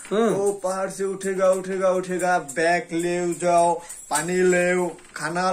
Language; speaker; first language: Hindi; non-native, learner; Bangla